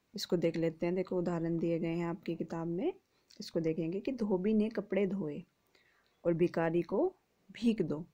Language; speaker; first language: Hindi; native; Hindi